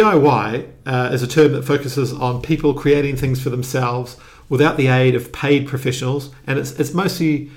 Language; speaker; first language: English; native; English